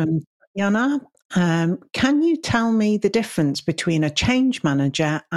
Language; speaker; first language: English; native; English